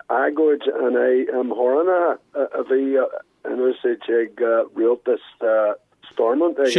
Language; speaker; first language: Irish; non-native, local second language; English